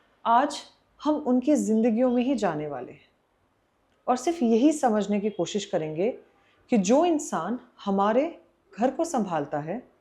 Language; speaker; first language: Hindi; native; Hindi